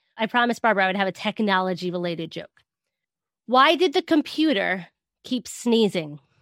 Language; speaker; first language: English; native; English